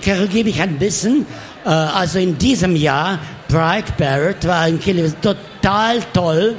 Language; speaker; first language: German; non-native, learner; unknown